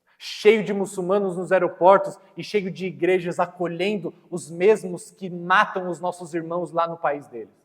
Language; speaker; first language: Portuguese; native; Portuguese